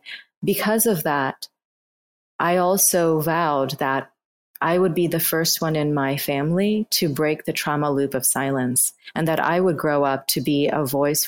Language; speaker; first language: English; non-native, local second language; Bangla